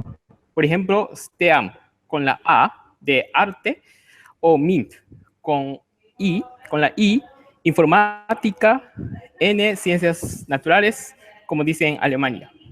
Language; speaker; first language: Spanish; non-native, learner; Japanese